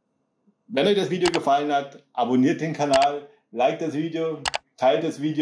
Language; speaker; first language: German; native; German